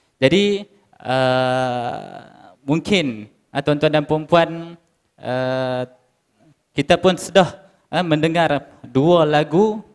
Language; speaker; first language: Malay; native; Malay